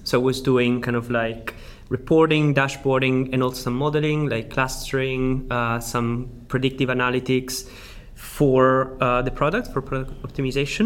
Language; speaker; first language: English; non-native, fluent; Italian